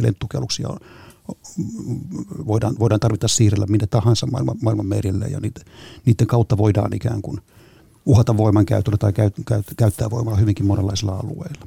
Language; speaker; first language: Finnish; native; Finnish